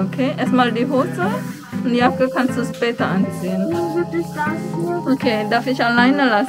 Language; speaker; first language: German; non-native, fluent; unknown